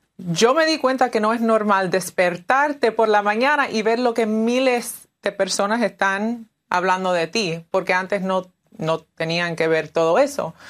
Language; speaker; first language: Spanish; early bilingual, heritage; Spanish